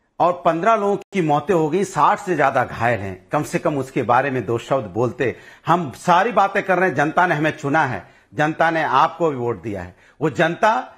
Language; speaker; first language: Hindi; native; Hindi